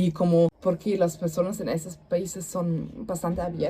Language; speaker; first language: Spanish; non-native, learner; German